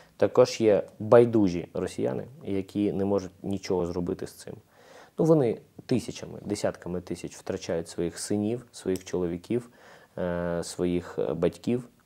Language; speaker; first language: Ukrainian; non-native, local second language; Russian